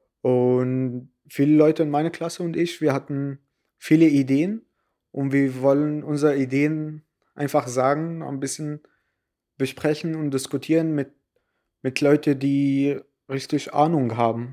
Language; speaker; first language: German; non-native, learner; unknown